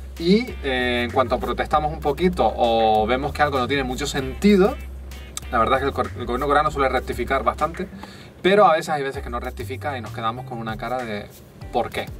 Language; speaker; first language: Spanish; native; Spanish